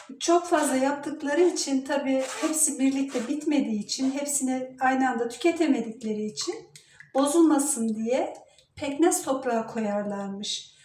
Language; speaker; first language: Turkish; native; Turkish